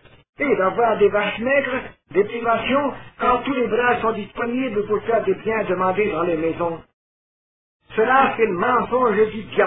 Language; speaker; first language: French; native; French